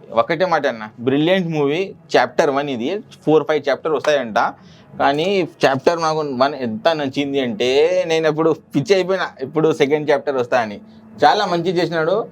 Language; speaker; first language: Telugu; non-native, local second language; Urdu